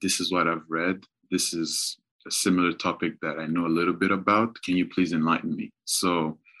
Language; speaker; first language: English; non-native, local second language; Kinyarwanda